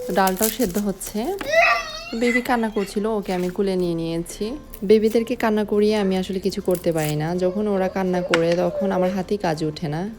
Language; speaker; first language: Bangla; early bilingual, heritage; Bangla